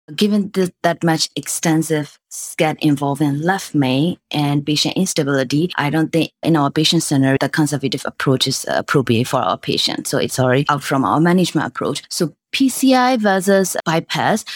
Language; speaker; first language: English; non-native, fluent; Burmese